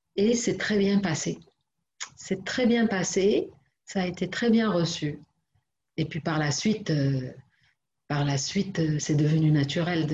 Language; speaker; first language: French; non-native, local second language; Arabic